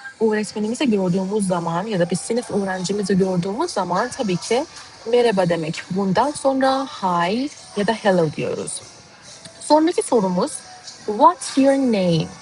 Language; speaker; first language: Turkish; non-native, fluent; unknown